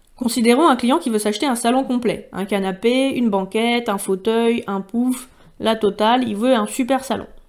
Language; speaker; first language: French; native; French